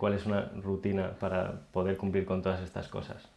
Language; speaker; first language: Spanish; native; Spanish